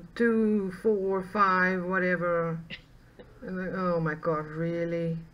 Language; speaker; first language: English; non-native, fluent; Dutch